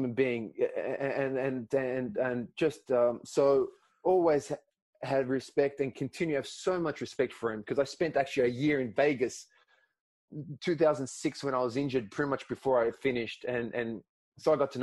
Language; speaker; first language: English; non-native, local second language; Greek